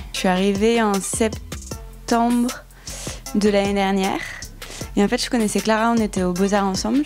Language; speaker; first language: French; native; French